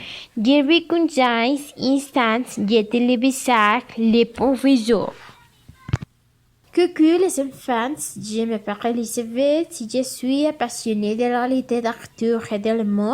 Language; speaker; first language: French; non-native, learner; Spanish